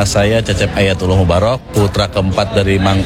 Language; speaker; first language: Indonesian; native; Indonesian